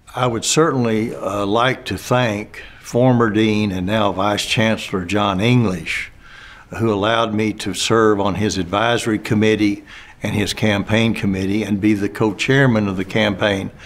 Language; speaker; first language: English; native; English